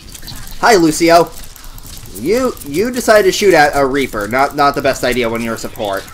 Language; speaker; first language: English; native; English